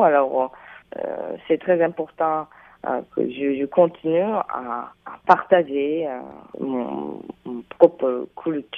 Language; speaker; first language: French; non-native, fluent; Japanese